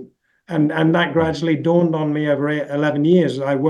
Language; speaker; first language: English; native; English